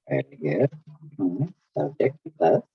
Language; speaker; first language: English; non-native, fluent; Spanish